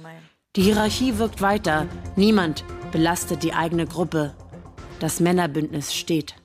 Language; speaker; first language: German; native; German